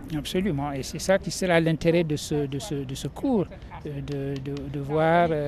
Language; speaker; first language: French; non-native, local second language; Wolof